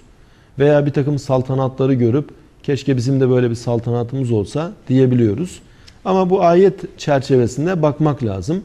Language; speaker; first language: Turkish; native; Turkish